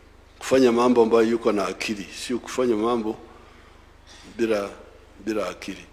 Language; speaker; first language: Swahili; non-native, local second language; Nyankole